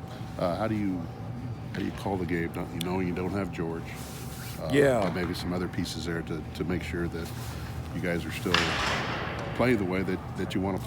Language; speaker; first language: English; native; English